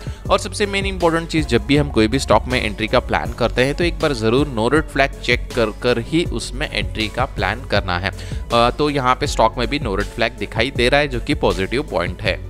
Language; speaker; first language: Hindi; native; Hindi